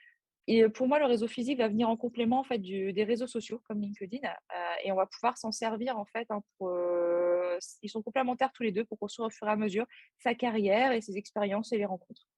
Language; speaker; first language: French; native; French